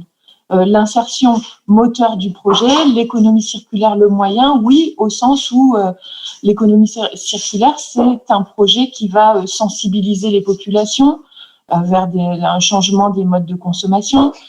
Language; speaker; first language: French; native; French